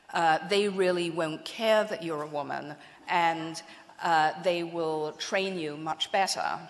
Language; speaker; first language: English; native; English